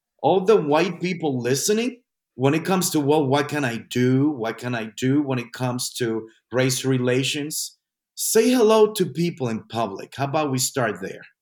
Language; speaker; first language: English; non-native, fluent; Spanish